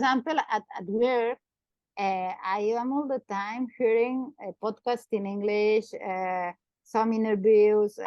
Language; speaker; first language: English; non-native, learner; Catalan